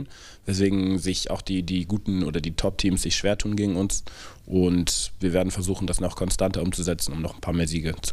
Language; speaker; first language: German; native; German